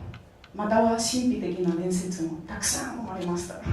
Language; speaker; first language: Japanese; non-native, fluent; Spanish